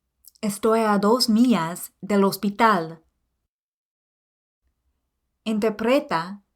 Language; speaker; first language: Spanish; non-native, fluent; English